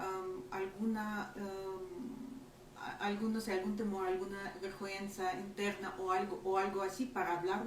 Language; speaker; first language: Spanish; non-native, fluent; Ukrainian